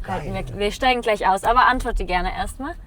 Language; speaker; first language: German; native; German